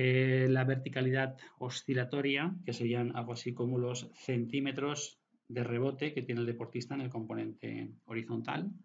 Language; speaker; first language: Spanish; native; Spanish